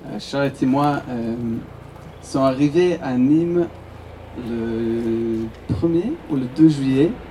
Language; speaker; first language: French; non-native, fluent; English